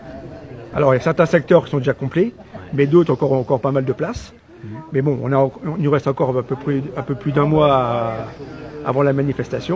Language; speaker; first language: French; native; French